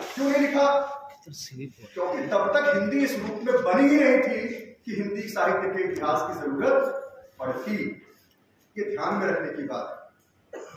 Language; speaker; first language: Hindi; native; Hindi